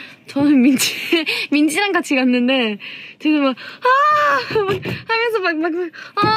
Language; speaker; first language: Korean; non-native, fluent; Vietnamese